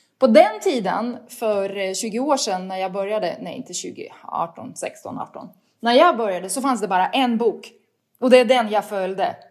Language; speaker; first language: Swedish; non-native, fluent; Russian